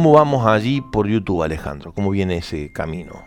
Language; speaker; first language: Spanish; native; Spanish